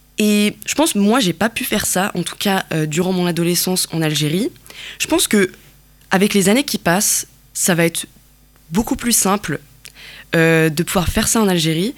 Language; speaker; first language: French; non-native, local second language; Kabyle